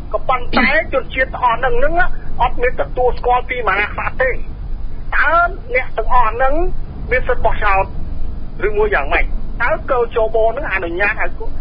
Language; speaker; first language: Khmer; native; Khmer